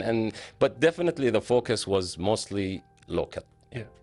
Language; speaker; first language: English; non-native, fluent; Arabic